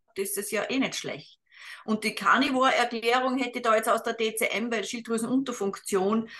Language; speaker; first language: German; native; German